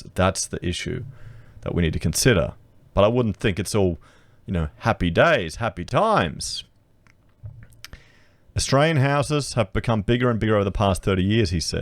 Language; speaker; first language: English; native; English